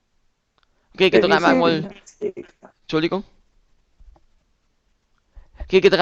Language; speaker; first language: German; native; German